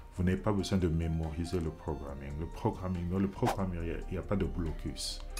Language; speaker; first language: French; non-native, local second language; Lingala